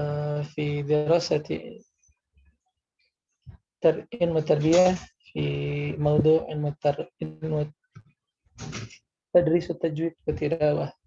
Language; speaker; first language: Arabic; non-native, learner; Indonesian